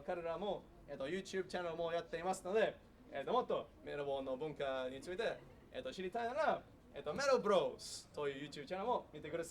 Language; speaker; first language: Japanese; non-native, learner; English